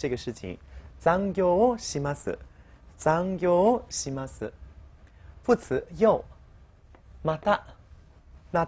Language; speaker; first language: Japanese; non-native, fluent; Chinese